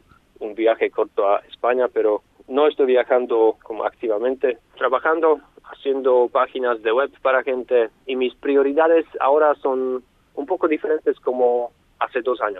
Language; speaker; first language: Spanish; non-native, fluent; Slovak